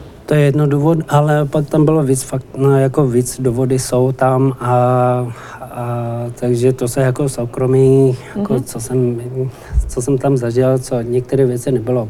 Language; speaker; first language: Czech; non-native, learner; Tibetan